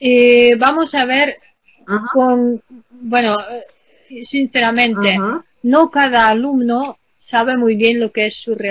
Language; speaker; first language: Spanish; non-native, fluent; Ukrainian